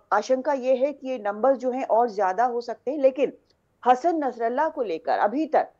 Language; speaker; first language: Hindi; native; Hindi